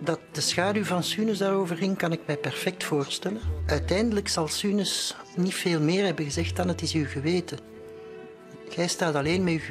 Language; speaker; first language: Dutch; native; Dutch